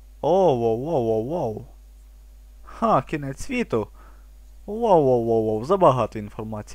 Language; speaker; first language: Ukrainian; native; Ukrainian